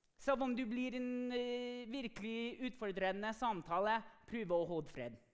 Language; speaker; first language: Norwegian; non-native, fluent; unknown